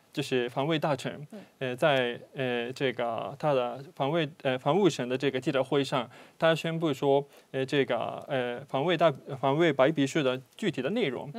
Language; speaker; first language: Chinese; non-native, fluent; Japanese